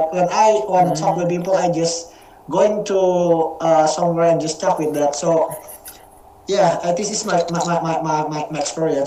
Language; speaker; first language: English; non-native, learner; Indonesian